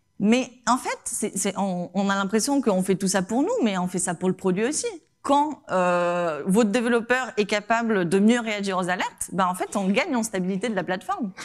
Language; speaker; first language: French; non-native, fluent; Spanish